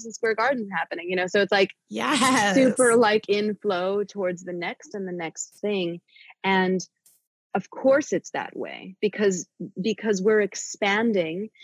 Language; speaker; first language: English; native; English